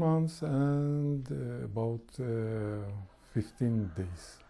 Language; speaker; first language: English; non-native, learner; Persian